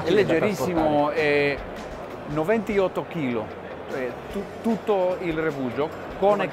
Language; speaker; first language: Italian; non-native, learner; Spanish